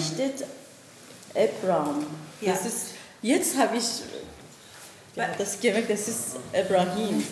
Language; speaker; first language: German; non-native, learner; Persian